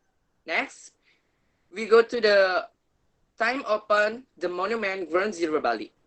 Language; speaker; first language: English; non-native, learner; Indonesian